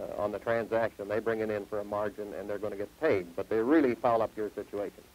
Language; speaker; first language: English; native; English